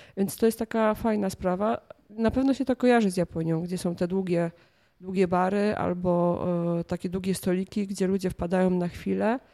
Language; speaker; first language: Polish; native; Polish